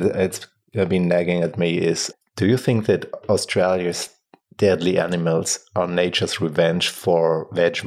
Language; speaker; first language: English; non-native, fluent; German